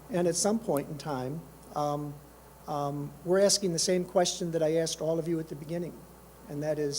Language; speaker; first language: English; native; English